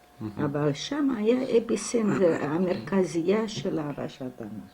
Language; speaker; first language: Hebrew; non-native, fluent; Romanian